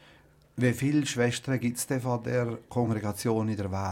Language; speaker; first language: German; native; German